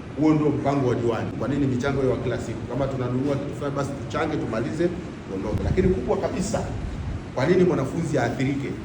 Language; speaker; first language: Swahili; native; Swahili